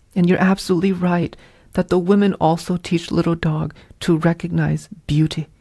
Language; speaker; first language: English; early bilingual, other home language; Vietnamese